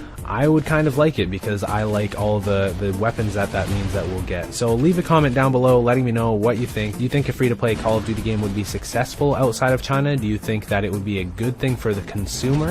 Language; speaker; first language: English; native; English